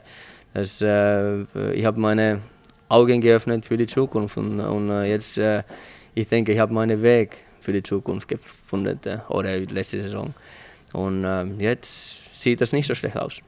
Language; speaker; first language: German; non-native, learner; Finnish